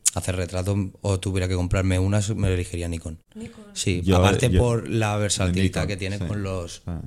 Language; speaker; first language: Spanish; native; Spanish